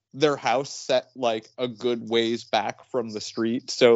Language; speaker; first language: English; native; English